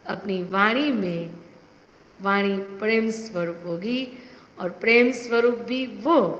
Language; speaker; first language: Hindi; non-native, local second language; Gujarati